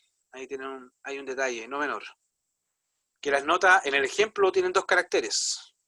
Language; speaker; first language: Spanish; native; Spanish